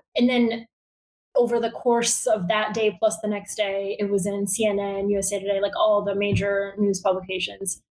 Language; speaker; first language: English; early bilingual, other home language; Bulgarian